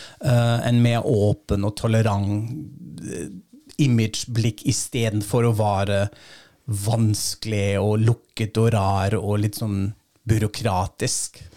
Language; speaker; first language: Norwegian; non-native, fluent; German